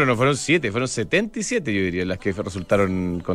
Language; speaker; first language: Spanish; native; Spanish